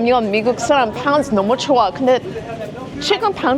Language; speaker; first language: Korean; non-native, learner; English